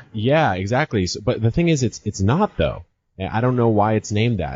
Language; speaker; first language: English; native; English